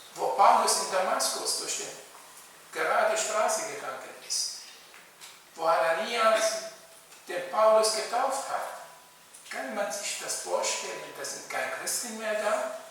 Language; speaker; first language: German; non-native, fluent; Arabic